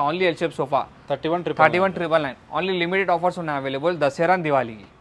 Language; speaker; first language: Telugu; non-native, local second language; Urdu